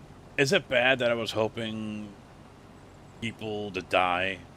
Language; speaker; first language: English; native; English